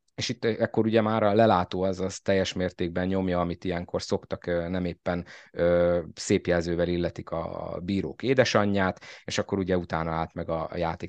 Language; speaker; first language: Hungarian; native; Hungarian